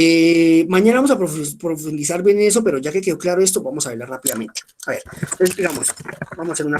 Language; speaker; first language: Spanish; native; Spanish